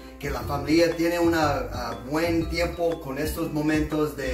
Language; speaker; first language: Spanish; early bilingual, heritage; Spanish